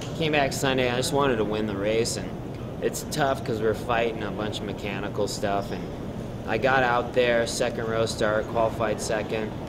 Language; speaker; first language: English; native; English